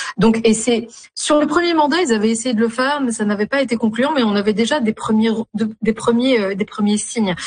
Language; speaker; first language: French; non-native, local second language; Arabic